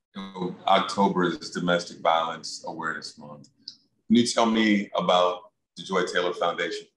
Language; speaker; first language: English; native; English